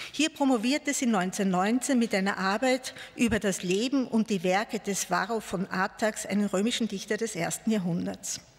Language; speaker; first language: German; native; German